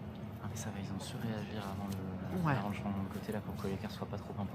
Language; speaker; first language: French; native; French